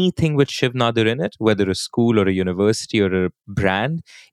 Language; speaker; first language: English; non-native, local second language; Hindi